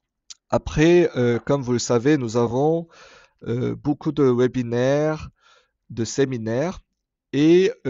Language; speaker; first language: French; non-native, fluent; Korean